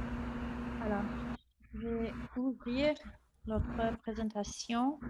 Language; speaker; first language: French; non-native, fluent; English